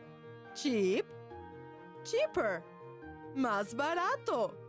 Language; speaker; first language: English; non-native, fluent; Spanish